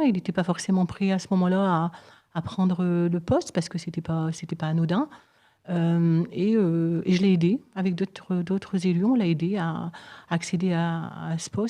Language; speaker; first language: French; native; French